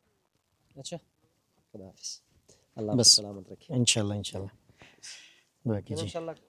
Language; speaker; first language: Hindi; non-native, learner; Bangla